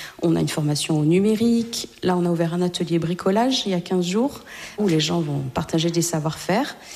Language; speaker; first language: French; native; French